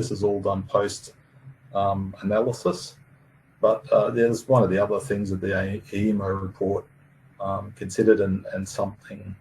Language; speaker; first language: English; native; English